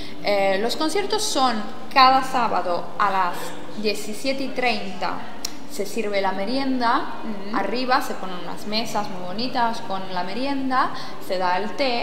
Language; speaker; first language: Spanish; non-native, fluent; Italian